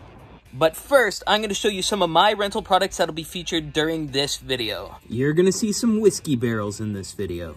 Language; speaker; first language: English; native; English